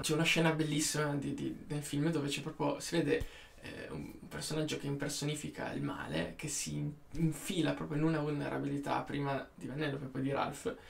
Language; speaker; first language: Italian; native; Italian